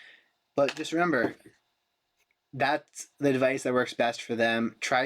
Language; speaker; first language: English; native; English